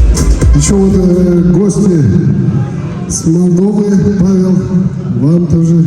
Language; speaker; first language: Russian; non-native, local second language; Kyrgyz